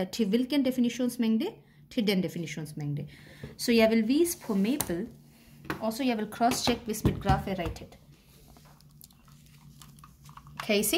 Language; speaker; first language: Danish; non-native, fluent; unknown